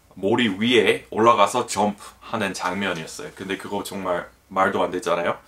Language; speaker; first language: Korean; non-native, fluent; English